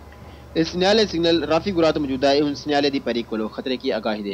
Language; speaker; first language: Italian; non-native, fluent; Urdu